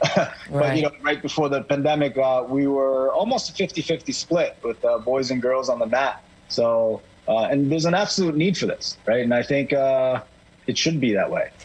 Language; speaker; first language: English; native; English